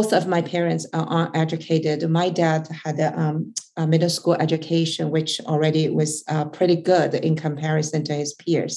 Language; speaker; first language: English; non-native, fluent; Chinese